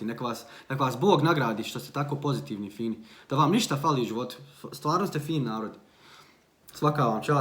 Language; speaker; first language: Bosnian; early bilingual, heritage; Bosnian